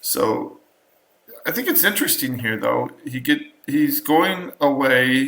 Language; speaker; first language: English; native; English